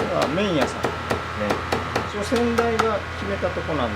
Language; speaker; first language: Japanese; native; Japanese